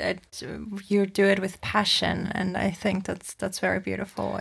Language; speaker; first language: English; non-native, fluent; German